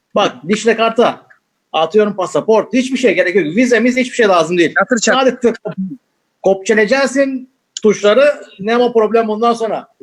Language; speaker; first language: Turkish; native; Turkish